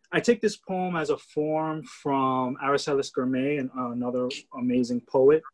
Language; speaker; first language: English; native; English